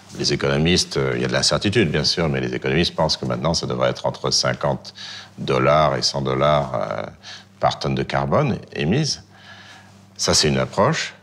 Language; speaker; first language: French; native; French